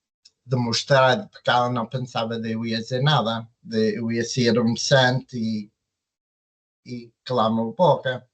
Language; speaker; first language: Portuguese; early bilingual, heritage; Portuguese